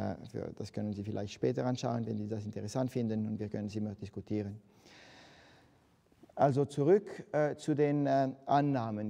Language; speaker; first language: German; non-native, fluent; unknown